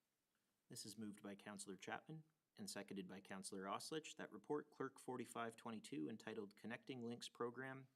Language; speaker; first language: English; native; English